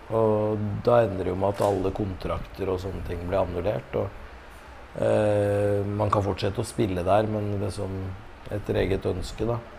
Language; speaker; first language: Norwegian; early bilingual, other home language; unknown